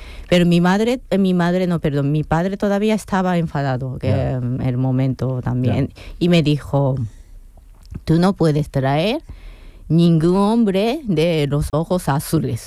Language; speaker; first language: Spanish; non-native, fluent; Japanese